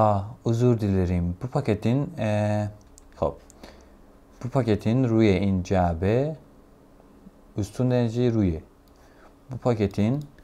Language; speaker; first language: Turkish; non-native, fluent; Persian